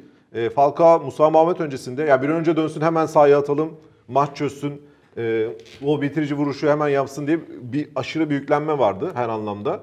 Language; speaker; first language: Turkish; native; Turkish